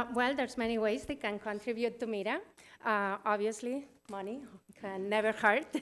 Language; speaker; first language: English; non-native, fluent; Spanish